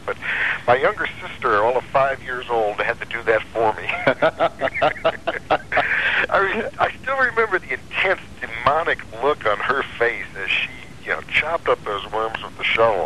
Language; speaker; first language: English; native; English